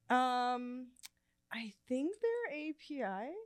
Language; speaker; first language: English; early bilingual, other home language; Chinese